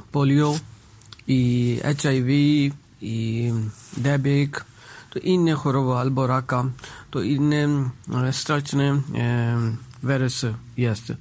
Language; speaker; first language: Polish; non-native, learner; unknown